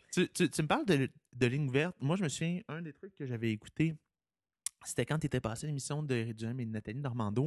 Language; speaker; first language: French; native; French